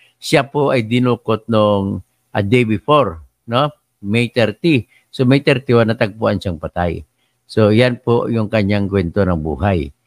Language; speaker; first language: Filipino; non-native, local second language; Cebuano